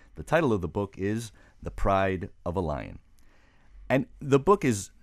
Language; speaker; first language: English; early bilingual, other home language; Spanish